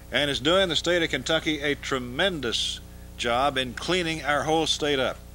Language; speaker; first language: English; native; English